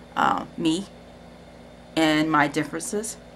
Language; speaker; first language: English; native; English